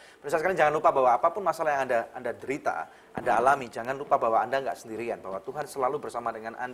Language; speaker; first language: Indonesian; native; Indonesian